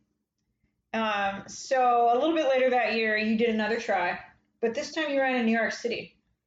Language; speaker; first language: English; native; English